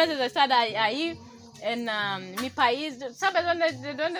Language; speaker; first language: Spanish; non-native, learner; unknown